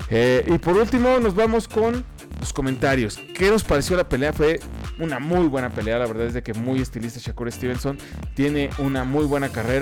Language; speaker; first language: Spanish; native; Spanish